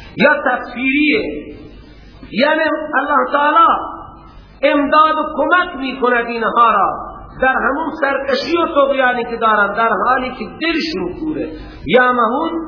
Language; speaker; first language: Persian; non-native, local second language; Baluchi